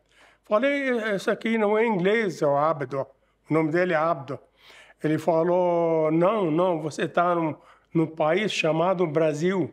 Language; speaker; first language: Portuguese; non-native, fluent; Arabic